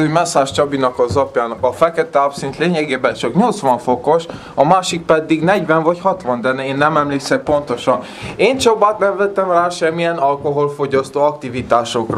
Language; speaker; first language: Hungarian; early bilingual, heritage; Hungarian